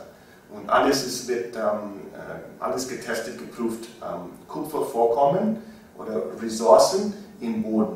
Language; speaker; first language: German; non-native, learner; English